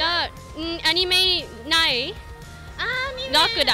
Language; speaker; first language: Japanese; non-native, learner; English